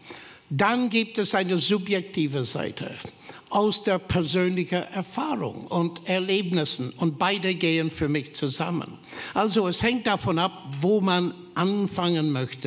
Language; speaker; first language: German; non-native, fluent; English